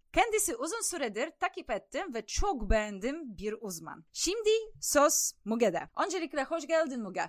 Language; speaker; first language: Turkish; non-native, fluent; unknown